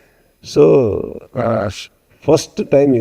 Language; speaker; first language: Tamil; non-native, learner; Kannada